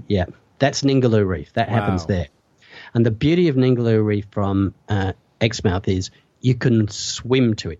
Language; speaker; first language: English; native; English